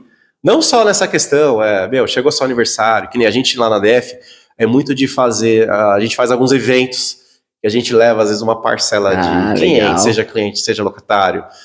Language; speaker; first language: Portuguese; native; Portuguese